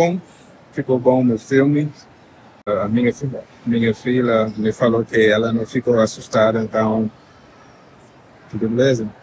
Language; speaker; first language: Portuguese; non-native, fluent; English